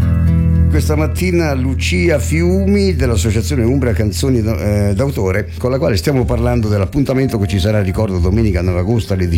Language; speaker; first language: Italian; native; Italian